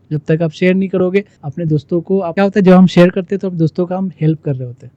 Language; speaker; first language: Hindi; non-native, local second language; Assamese